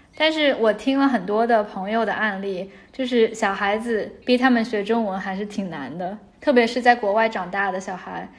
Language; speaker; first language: Chinese; native; Chinese